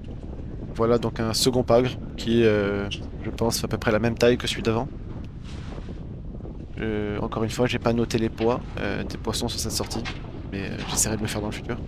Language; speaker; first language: French; native; French